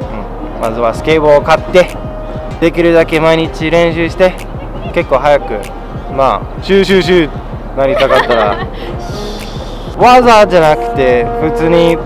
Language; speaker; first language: Japanese; non-native, fluent; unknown